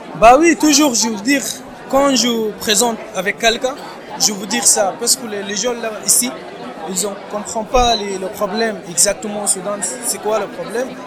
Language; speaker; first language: French; non-native, learner; Arabic